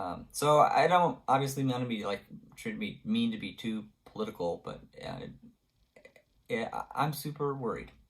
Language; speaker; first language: English; native; English